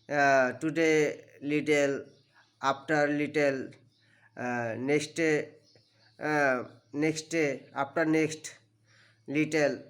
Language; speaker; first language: English; non-native, learner; Bangla